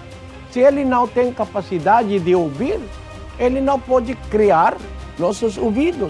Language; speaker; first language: Portuguese; non-native, learner; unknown